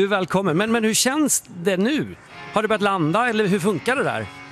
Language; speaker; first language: Swedish; native; Swedish